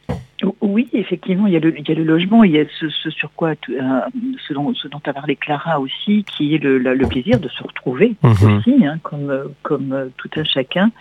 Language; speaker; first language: French; native; French